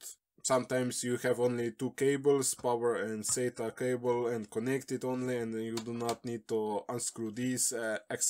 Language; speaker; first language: English; non-native, fluent; Slovenian